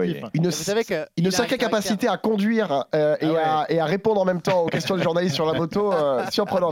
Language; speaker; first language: French; native; French